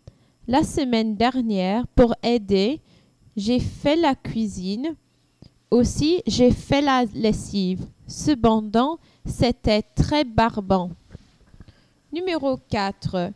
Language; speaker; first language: French; non-native, learner; English